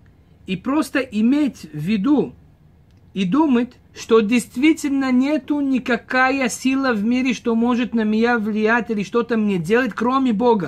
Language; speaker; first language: Russian; early bilingual, heritage; Hebrew